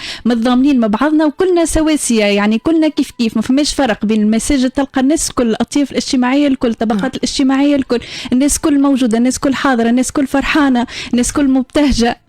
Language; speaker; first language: Arabic; native; Arabic